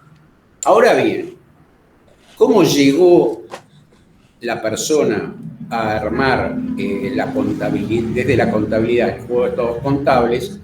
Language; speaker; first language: Spanish; native; Spanish